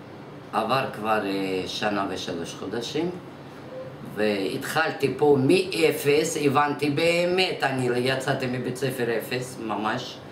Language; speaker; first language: Hebrew; non-native, fluent; Russian